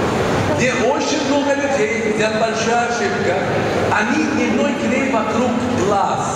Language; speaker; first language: Russian; non-native, fluent; Swedish